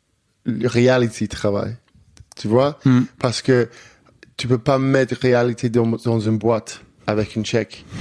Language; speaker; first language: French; non-native, learner; English